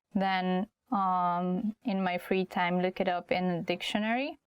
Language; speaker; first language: English; non-native, fluent; Hungarian